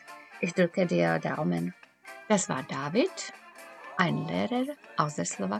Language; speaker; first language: German; non-native, fluent; Slovak